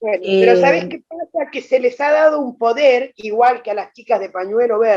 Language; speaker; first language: Spanish; native; Spanish